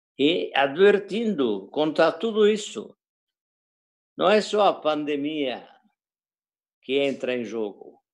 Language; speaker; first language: Portuguese; early bilingual, other home language; Italian